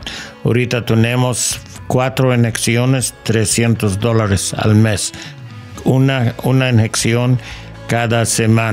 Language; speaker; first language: Spanish; non-native, learner; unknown